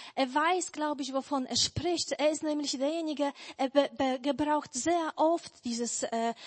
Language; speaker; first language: German; non-native, fluent; Polish